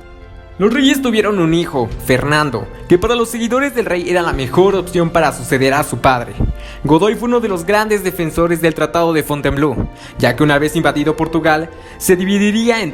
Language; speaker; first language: Spanish; native; Spanish